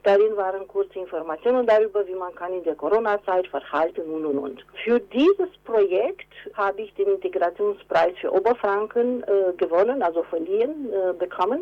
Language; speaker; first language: German; non-native, fluent; Romanian